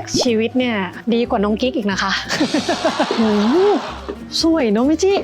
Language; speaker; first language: Thai; native; Thai